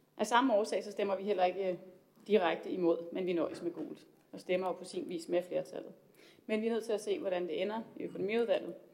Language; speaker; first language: Danish; native; Danish